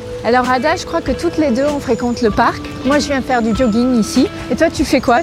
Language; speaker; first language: French; non-native, fluent; Russian